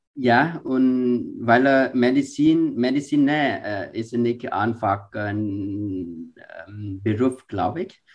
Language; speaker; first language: German; non-native, learner; Vietnamese